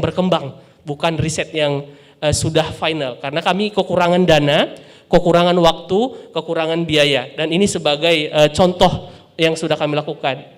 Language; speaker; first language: Indonesian; non-native, local second language; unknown